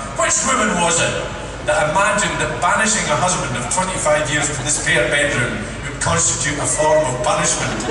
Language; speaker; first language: English; native; English